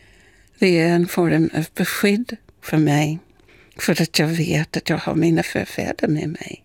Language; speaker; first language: Swedish; non-native, fluent; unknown